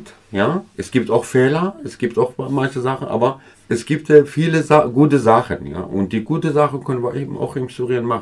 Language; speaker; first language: German; non-native, learner; Kurdish